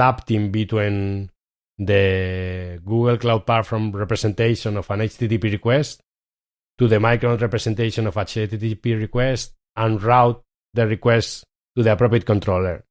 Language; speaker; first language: English; non-native, fluent; Spanish